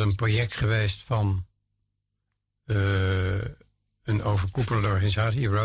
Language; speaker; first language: Dutch; native; Dutch